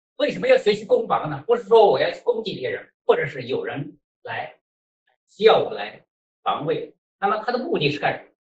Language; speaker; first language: Chinese; native; Chinese